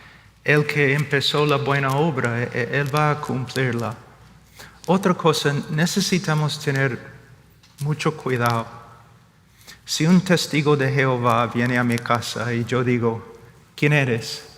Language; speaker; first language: Spanish; non-native, fluent; English